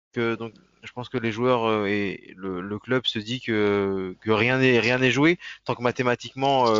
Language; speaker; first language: French; native; French